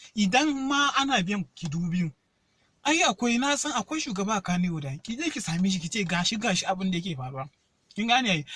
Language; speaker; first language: Hausa; non-native, local second language; Yoruba